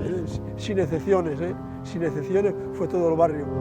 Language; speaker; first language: Spanish; native; Spanish